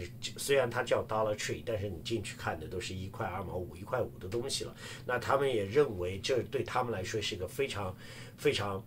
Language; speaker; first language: Chinese; native; Chinese